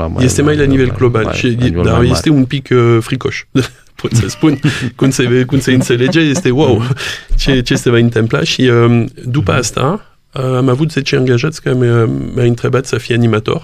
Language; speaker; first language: Romanian; non-native, learner; French